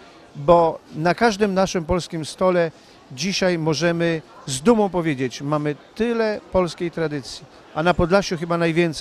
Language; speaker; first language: Polish; native; Polish